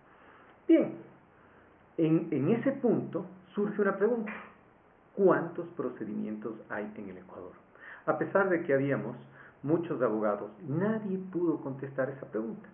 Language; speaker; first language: Spanish; native; Spanish